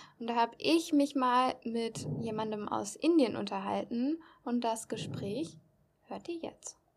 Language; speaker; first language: German; native; German